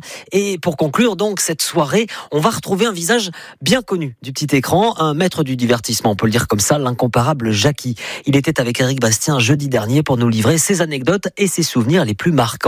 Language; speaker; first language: French; native; French